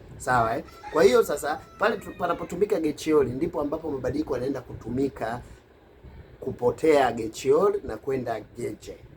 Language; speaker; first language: Swahili; native; Swahili